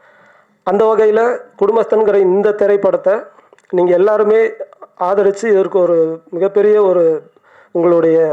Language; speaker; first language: Tamil; native; Tamil